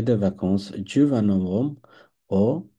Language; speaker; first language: French; non-native, fluent; Bangla